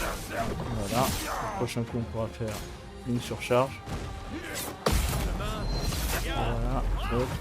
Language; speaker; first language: French; native; French